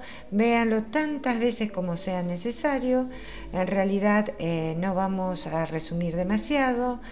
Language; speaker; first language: Spanish; native; Spanish